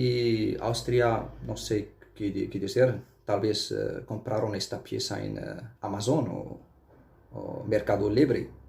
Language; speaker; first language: Spanish; non-native, fluent; Arabic